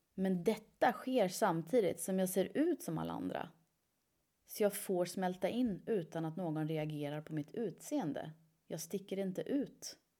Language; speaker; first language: Swedish; early bilingual, other home language; Persian